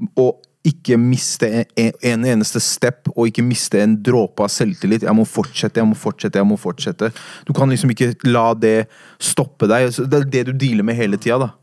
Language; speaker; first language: Norwegian; native; Norwegian